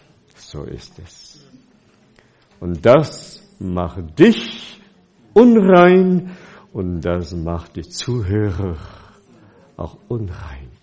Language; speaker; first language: German; non-native, fluent; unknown